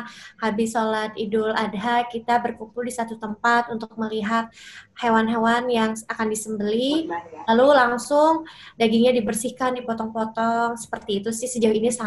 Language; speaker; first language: Indonesian; native; Indonesian